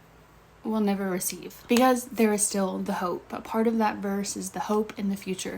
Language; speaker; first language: English; native; English